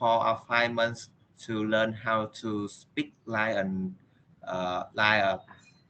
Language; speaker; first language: English; non-native, learner; Vietnamese